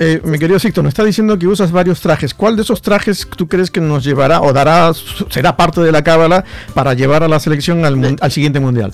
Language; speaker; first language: Spanish; native; Spanish